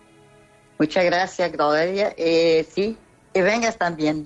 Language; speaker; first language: Spanish; non-native, fluent; Portuguese